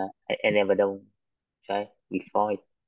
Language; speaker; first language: English; non-native, learner; Vietnamese